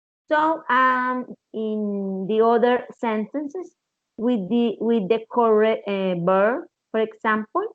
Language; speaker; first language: English; non-native, learner; Spanish